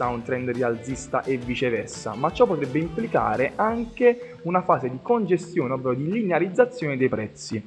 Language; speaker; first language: Italian; native; Italian